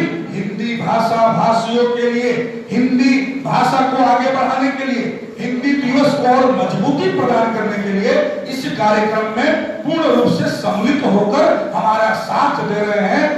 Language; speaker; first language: Hindi; native; Hindi